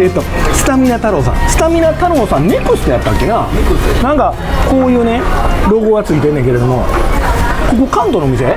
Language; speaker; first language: Japanese; native; Japanese